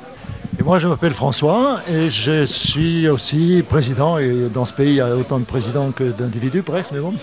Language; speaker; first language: French; native; French